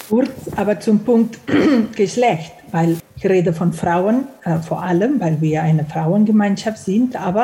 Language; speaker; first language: German; non-native, fluent; Catalan